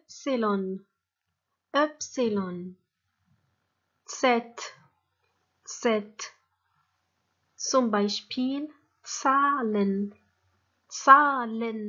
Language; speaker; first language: German; non-native, fluent; Arabic